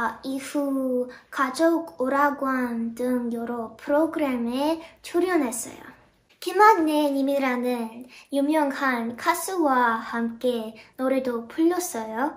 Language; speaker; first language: Korean; non-native, learner; English